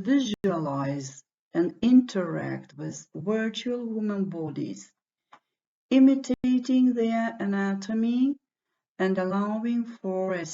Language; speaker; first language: English; non-native, fluent; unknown